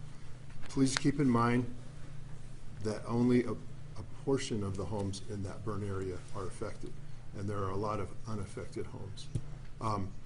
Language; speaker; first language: English; native; English